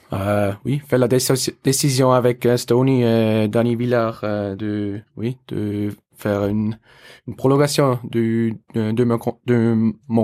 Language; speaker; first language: French; non-native, learner; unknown